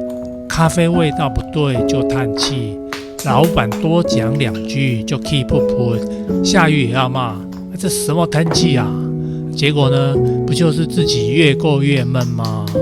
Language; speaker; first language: Chinese; native; Chinese